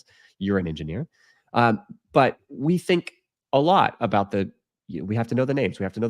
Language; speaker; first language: English; native; English